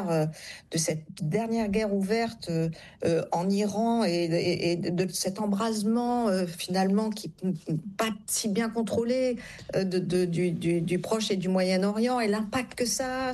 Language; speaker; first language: French; native; French